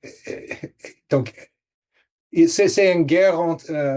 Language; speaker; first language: French; non-native, fluent; English